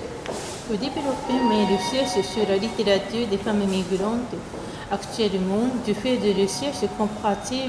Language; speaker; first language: French; non-native, fluent; Japanese